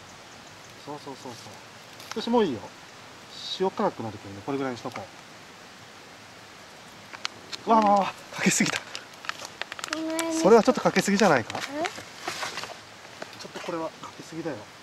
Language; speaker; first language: Japanese; native; Japanese